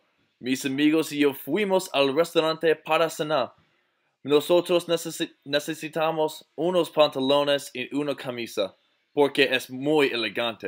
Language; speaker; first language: Spanish; non-native, learner; English